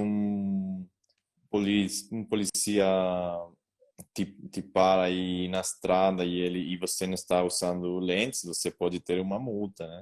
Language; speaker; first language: Portuguese; non-native, learner; Spanish